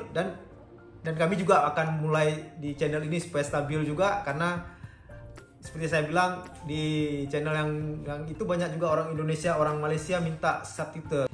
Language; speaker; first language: Indonesian; native; Indonesian